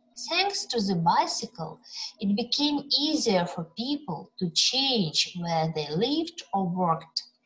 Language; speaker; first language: English; non-native, fluent; Ukrainian